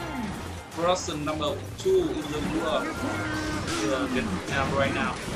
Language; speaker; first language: English; non-native, learner; Vietnamese